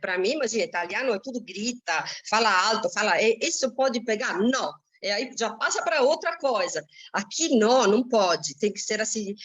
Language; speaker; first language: Portuguese; non-native, fluent; Italian